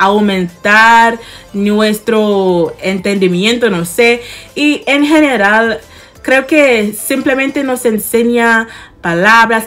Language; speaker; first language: Spanish; non-native, fluent; English